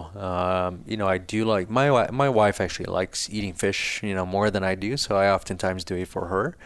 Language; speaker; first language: English; early bilingual, other home language; Portuguese